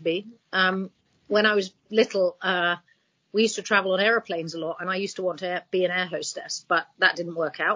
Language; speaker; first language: English; native; English